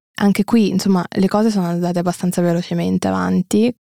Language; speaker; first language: Italian; early bilingual, other home language; Russian